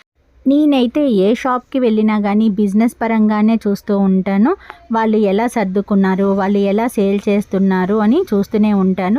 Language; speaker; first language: Telugu; native; Telugu